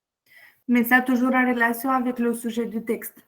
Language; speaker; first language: French; non-native, learner; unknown